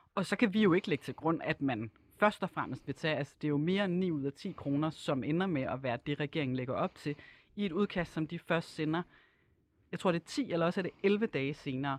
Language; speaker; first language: Danish; native; Danish